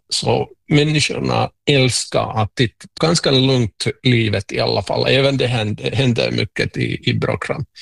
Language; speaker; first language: Swedish; non-native, local second language; Finnish